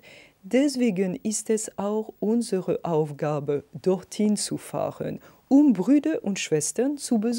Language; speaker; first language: German; non-native, fluent; French